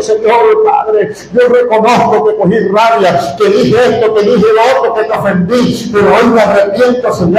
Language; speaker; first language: Spanish; native; Spanish